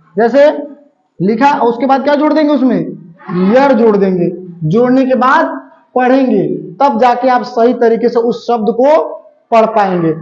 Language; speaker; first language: Hindi; native; Hindi